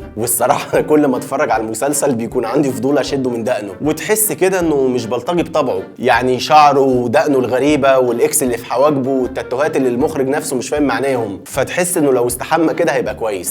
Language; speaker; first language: Arabic; native; Arabic